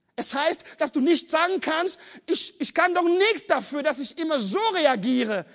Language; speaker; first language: German; non-native, fluent; French